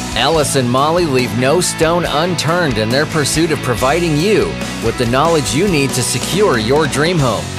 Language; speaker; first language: English; native; English